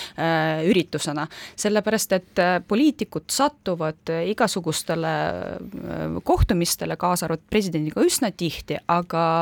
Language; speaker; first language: Estonian; non-native, local second language; Russian